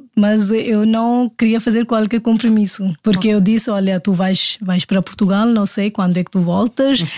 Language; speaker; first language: Portuguese; non-native, fluent; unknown